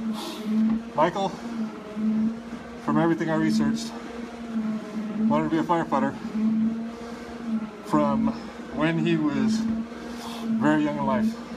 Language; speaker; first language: English; native; English